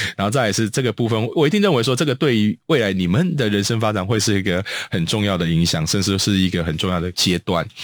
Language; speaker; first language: Chinese; native; Chinese